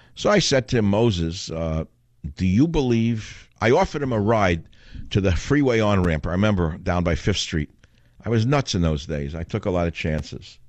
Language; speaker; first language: English; native; English